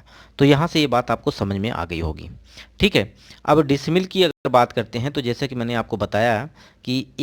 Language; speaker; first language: Hindi; native; Hindi